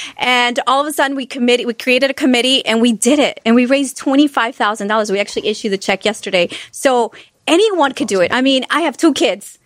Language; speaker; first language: English; non-native, fluent; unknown